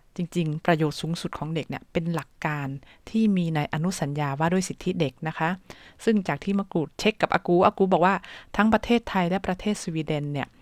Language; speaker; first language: Thai; native; Thai